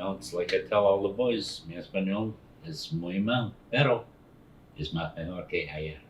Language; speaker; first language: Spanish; non-native, learner; English